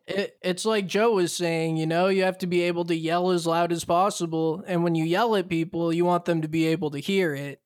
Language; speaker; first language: English; native; English